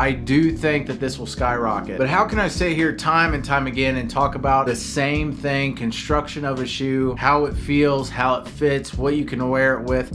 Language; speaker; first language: English; native; English